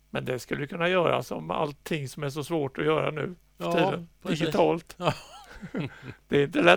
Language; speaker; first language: Swedish; native; Swedish